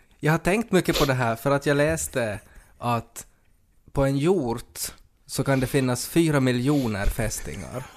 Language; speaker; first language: Swedish; native; Swedish